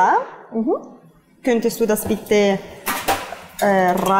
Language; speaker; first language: German; non-native, fluent; Italian